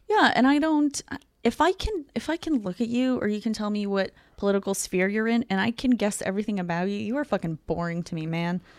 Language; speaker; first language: English; non-native, fluent; Russian